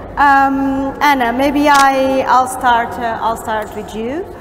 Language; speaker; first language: English; non-native, fluent; Portuguese